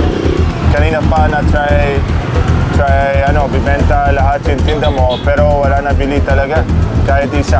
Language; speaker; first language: Filipino; non-native, learner; Arabic